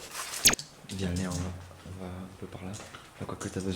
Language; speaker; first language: French; native; French